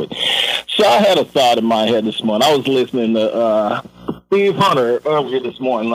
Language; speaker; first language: English; non-native, local second language; Yoruba